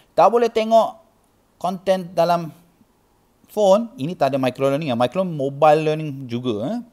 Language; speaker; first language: Malay; non-native, learner; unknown